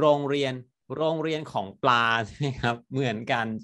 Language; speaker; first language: Thai; native; Thai